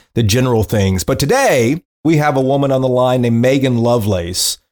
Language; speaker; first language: English; native; English